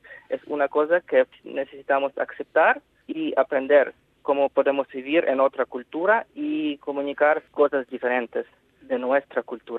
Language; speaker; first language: Spanish; non-native, fluent; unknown